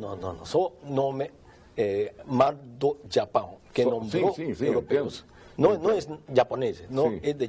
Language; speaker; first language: Portuguese; non-native, learner; Japanese